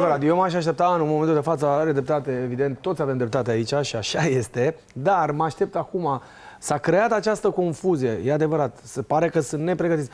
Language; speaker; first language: Romanian; native; Romanian